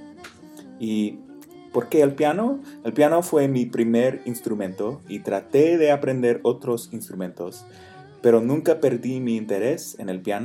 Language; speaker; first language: Spanish; non-native, fluent; English